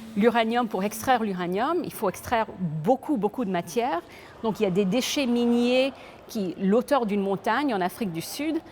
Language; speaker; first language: French; early bilingual, other home language; English